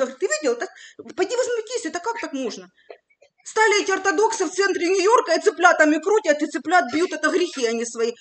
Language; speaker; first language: Russian; native; Russian